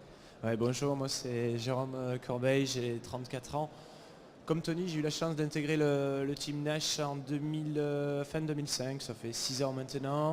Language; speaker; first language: French; native; French